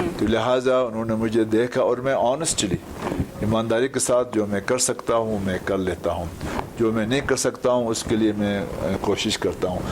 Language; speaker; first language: Urdu; non-native, local second language; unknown